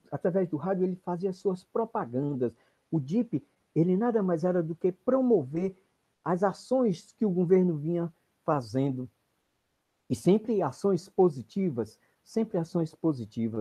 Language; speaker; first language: Portuguese; native; Portuguese